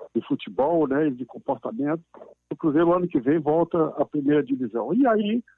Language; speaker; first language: Portuguese; native; Portuguese